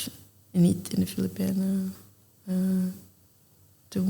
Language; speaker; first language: Dutch; non-native, learner; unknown